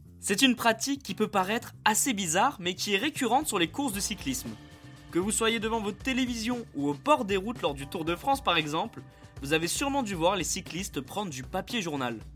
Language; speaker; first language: French; native; French